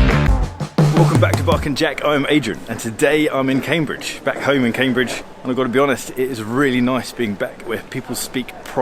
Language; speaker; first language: English; native; English